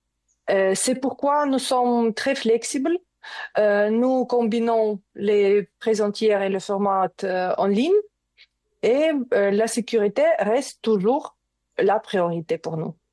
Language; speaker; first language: French; non-native, learner; Ukrainian